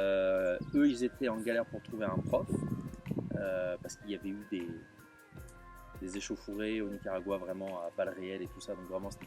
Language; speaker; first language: French; native; French